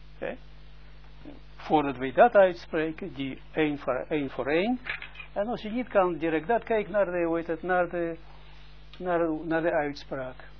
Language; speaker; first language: Dutch; non-native, fluent; Russian